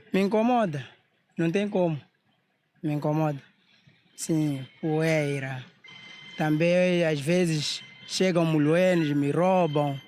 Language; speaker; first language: Portuguese; non-native, local second language; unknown